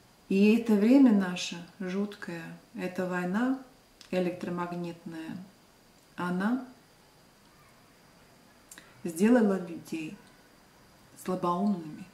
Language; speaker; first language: Russian; non-native, local second language; Latvian